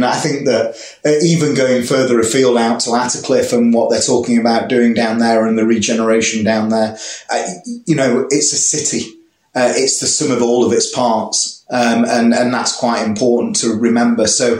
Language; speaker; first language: English; native; English